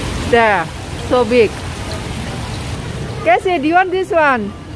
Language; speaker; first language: English; non-native, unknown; Indonesian